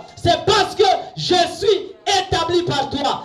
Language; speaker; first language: French; non-native, local second language; Swahili